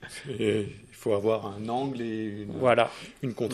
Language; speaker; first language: French; native; French